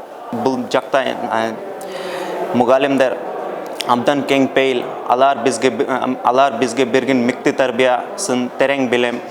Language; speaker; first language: Kyrgyz; non-native, learner; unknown